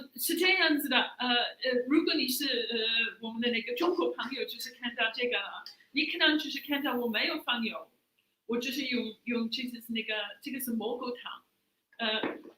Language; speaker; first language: Chinese; non-native, fluent; English